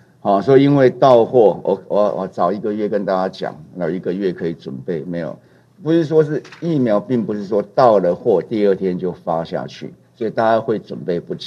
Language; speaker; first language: Chinese; native; Chinese